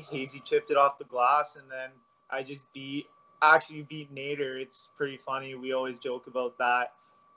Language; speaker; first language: English; native; English